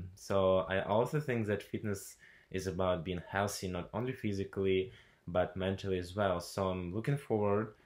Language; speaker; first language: English; non-native, fluent; Russian